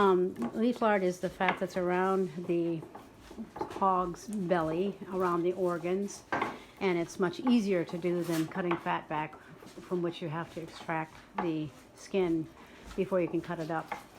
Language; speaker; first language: English; native; English